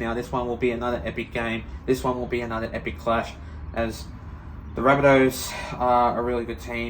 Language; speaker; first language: English; native; English